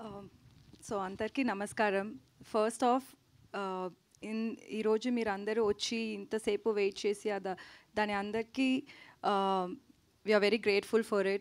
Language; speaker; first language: Telugu; non-native, learner; Tamil